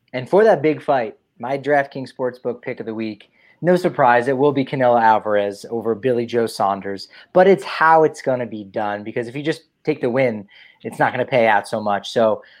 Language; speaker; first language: English; native; English